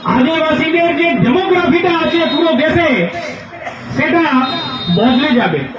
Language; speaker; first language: Bangla; non-native, local second language; Hindi